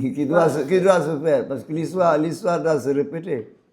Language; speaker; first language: French; non-native, fluent; Portuguese